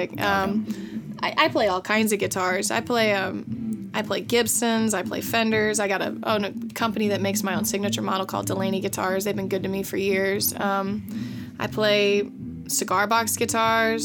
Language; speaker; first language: English; native; English